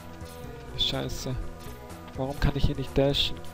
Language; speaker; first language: German; native; German